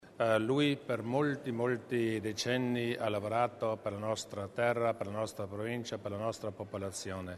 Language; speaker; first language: Italian; non-native, local second language; German